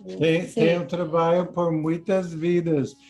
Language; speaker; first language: Portuguese; non-native, learner; English